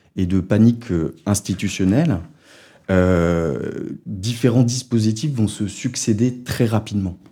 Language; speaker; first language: French; native; French